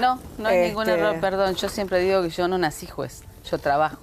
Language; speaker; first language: Spanish; native; Spanish